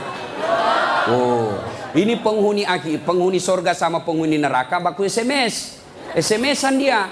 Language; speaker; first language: Indonesian; native; Indonesian